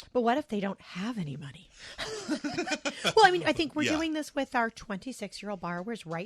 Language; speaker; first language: English; native; English